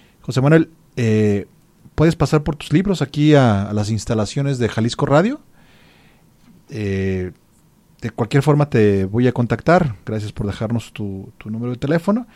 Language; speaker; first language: Spanish; native; Spanish